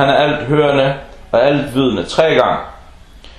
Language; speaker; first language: Danish; non-native, local second language; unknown